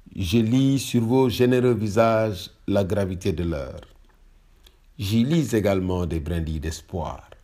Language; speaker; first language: French; non-native, local second language; Wolof